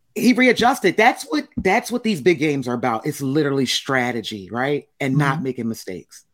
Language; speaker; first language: English; native; English